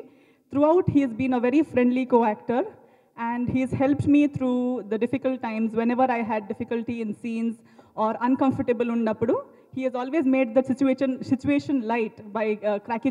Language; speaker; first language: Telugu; non-native, learner; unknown